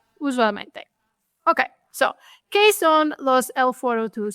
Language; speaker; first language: Spanish; non-native, fluent; English